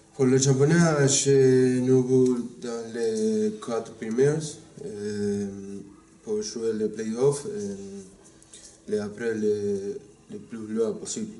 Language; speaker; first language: French; non-native, learner; Spanish